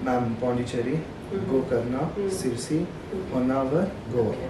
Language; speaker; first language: Kannada; early bilingual, heritage; Kannada